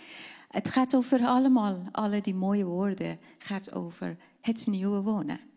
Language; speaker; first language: Dutch; non-native, fluent; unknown